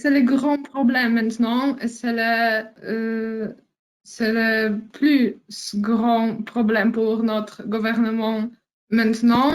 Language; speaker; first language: French; non-native, learner; Polish